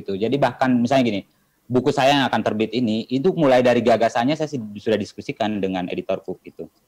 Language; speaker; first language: Indonesian; non-native, local second language; Buginese